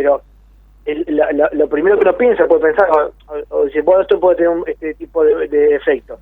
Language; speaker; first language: Spanish; native; Spanish